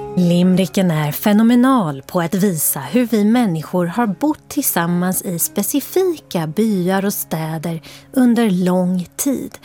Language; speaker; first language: Swedish; native; Swedish